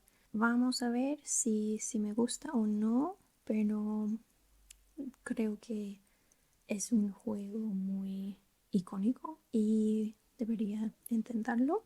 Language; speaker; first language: Spanish; non-native, learner; English